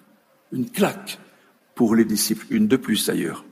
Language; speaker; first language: French; native; French